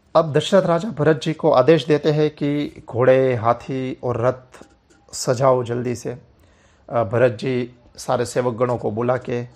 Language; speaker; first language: Hindi; non-native, local second language; Gujarati